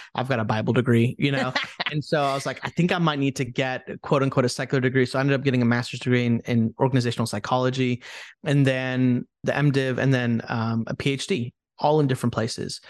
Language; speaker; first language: English; early bilingual, other home language; Hindi